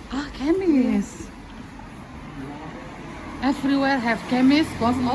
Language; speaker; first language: English; non-native, learner; Indonesian